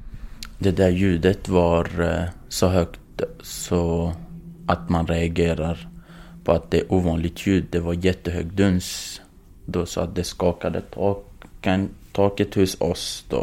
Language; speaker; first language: Swedish; non-native, fluent; Kurdish